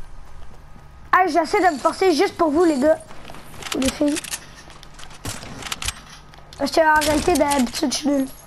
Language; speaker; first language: French; native; French